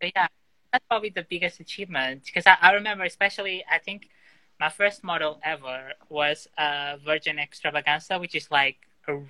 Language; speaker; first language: English; non-native, fluent; Portuguese